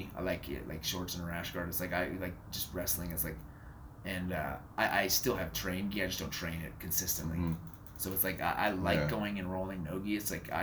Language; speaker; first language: English; native; English